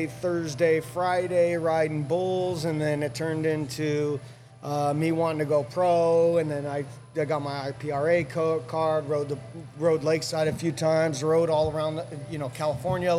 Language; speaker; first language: English; native; English